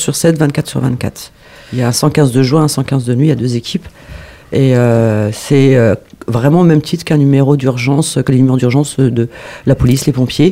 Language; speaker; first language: French; native; French